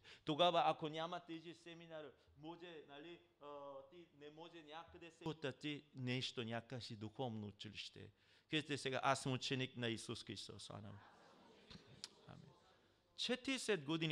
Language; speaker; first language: Bulgarian; non-native, learner; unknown